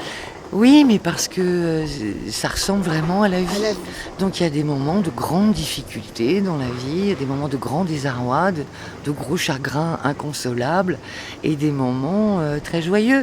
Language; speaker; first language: French; native; French